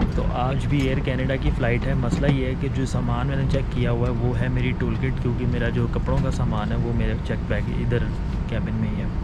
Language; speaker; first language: Urdu; native; Urdu